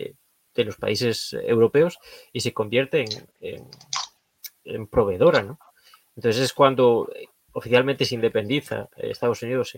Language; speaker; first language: Spanish; native; Spanish